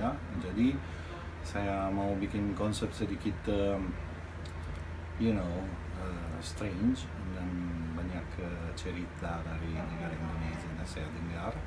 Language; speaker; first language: Indonesian; non-native, fluent; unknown